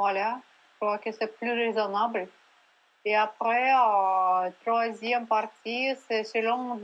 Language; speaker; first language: French; non-native, learner; Russian